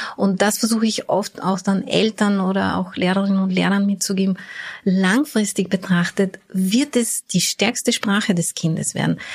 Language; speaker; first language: German; early bilingual, other home language; Bulgarian